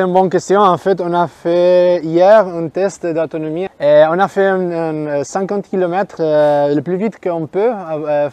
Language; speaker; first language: French; non-native, fluent; Spanish